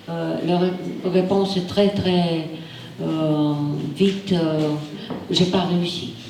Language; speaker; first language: French; non-native, fluent; Romanian